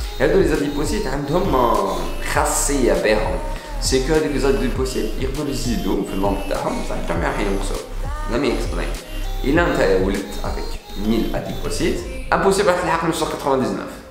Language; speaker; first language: French; non-native, local second language; Arabic